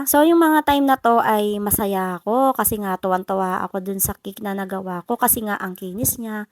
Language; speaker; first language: Filipino; native; Filipino